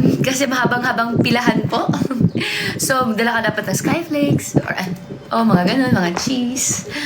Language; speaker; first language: Filipino; non-native, local second language; Cebuano